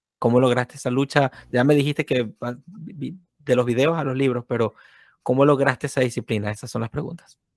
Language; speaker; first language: Spanish; native; Spanish